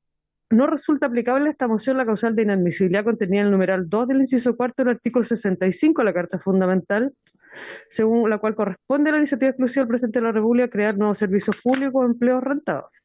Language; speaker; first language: Spanish; native; Spanish